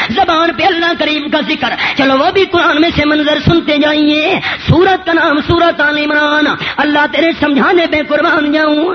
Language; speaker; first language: Urdu; non-native, local second language; Punjabi